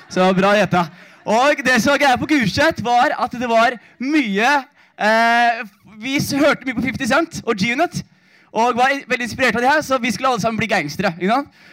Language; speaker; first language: Norwegian; early bilingual, other home language; Somali